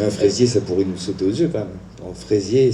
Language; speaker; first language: French; native; French